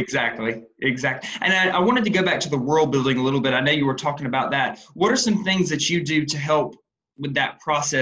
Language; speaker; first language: English; native; English